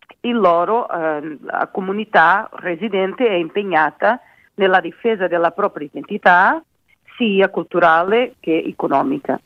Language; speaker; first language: Italian; non-native, fluent; Portuguese